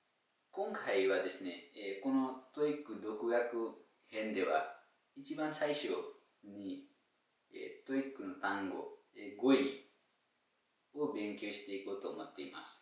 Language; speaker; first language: Japanese; non-native, fluent; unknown